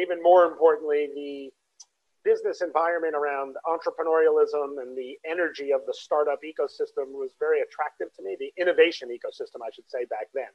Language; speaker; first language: English; native; English